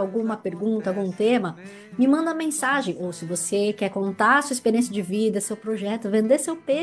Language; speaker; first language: Portuguese; native; Portuguese